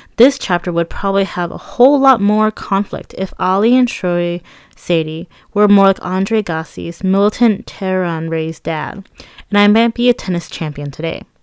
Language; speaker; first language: English; early bilingual, other home language; Persian